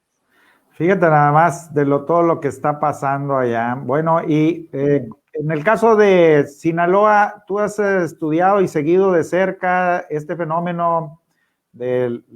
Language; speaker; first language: Spanish; native; Spanish